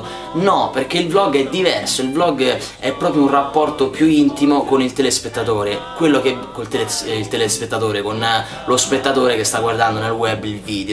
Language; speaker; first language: Italian; native; Italian